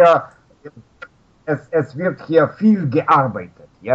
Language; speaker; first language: German; non-native, learner; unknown